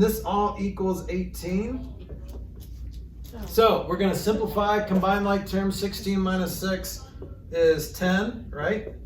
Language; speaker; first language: English; native; English